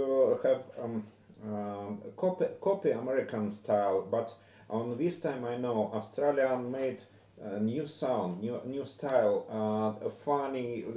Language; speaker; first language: English; non-native, learner; Russian